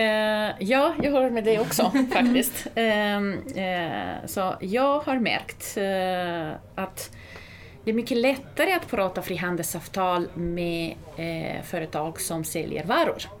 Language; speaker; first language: Swedish; non-native, fluent; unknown